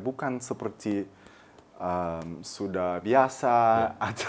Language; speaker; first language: Indonesian; early bilingual, heritage; German